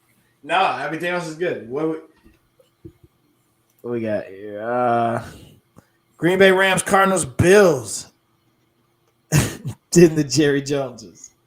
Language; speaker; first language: English; native; English